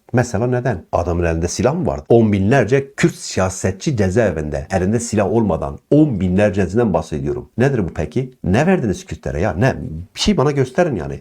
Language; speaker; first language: Turkish; non-native, local second language; Kurdish